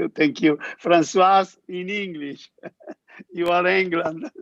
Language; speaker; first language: English; non-native, learner; Italian